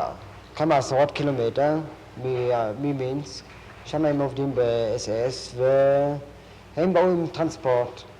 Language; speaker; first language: Hebrew; non-native, fluent; German